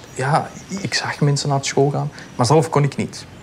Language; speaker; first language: Dutch; early bilingual, other home language; Pashto